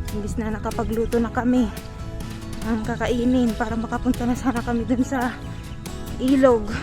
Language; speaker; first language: Filipino; non-native, local second language; Iloko